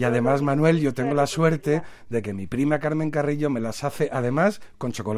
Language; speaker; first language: Spanish; native; Spanish